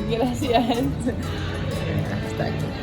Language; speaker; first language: Spanish; non-native, learner; English